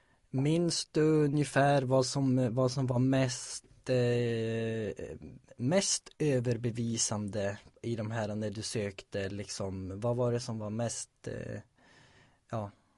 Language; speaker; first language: Swedish; native; Swedish